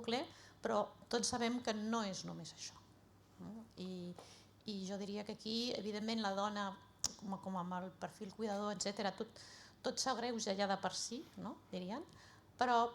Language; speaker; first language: Catalan; native; Catalan